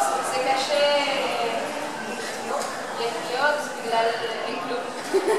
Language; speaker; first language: Hebrew; non-native, learner; French